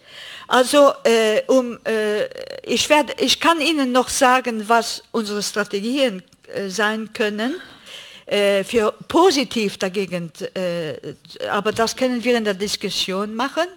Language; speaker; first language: German; non-native, fluent; Greek